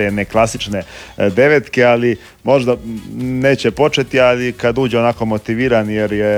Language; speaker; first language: Serbian; native; Serbian